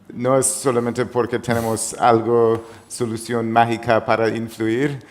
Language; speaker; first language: Spanish; non-native, learner; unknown